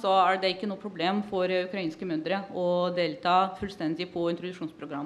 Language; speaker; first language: Norwegian; non-native, fluent; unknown